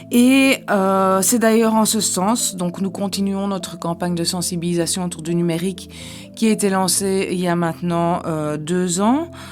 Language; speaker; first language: French; native; French